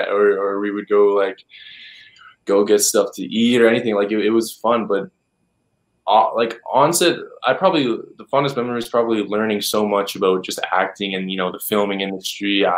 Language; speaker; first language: English; native; English